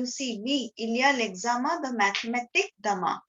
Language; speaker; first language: French; non-native, fluent; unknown